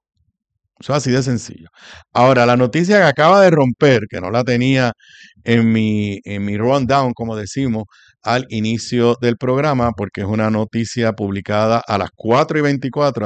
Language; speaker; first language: Spanish; native; Spanish